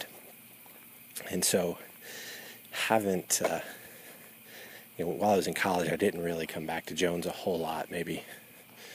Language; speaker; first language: English; native; English